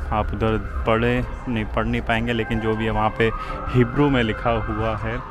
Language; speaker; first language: Hindi; native; Hindi